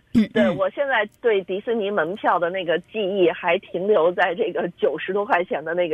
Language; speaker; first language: Chinese; native; Chinese